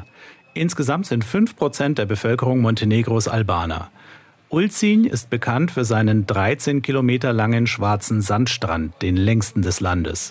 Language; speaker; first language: German; native; German